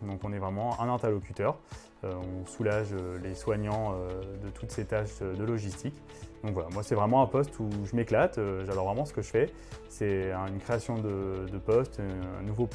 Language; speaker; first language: French; native; French